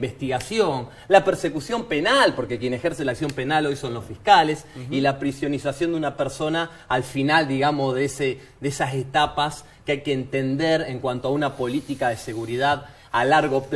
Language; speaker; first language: Spanish; native; Spanish